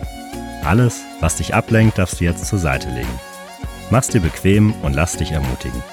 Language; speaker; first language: German; native; German